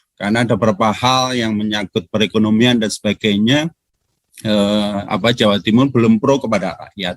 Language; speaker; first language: Indonesian; native; Indonesian